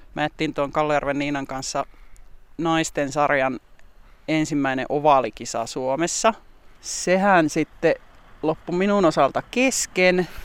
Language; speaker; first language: Finnish; native; Finnish